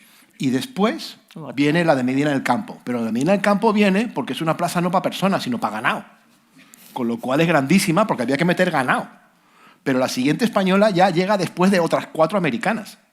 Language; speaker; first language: Spanish; native; Spanish